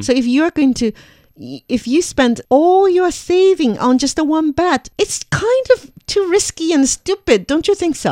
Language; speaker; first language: English; non-native, fluent; Chinese